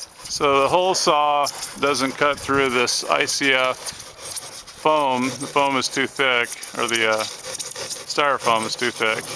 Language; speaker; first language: English; native; English